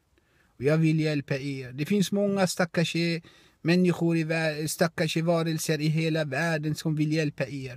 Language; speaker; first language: Swedish; non-native, fluent; Arabic